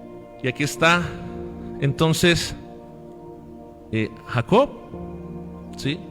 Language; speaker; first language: Spanish; native; Spanish